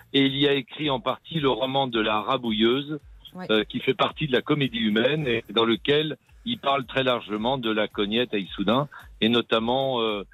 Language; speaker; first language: French; native; French